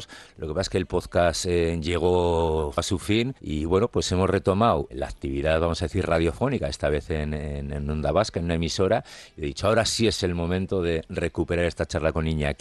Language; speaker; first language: Spanish; native; Spanish